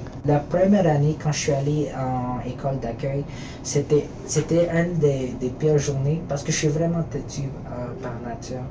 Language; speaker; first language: French; early bilingual, other home language; Filipino